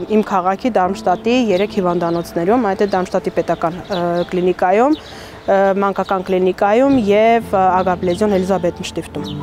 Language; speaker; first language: Armenian; native; Armenian